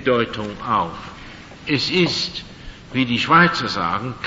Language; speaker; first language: German; non-native, fluent; English